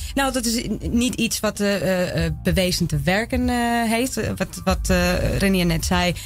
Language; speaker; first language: Dutch; non-native, fluent; Spanish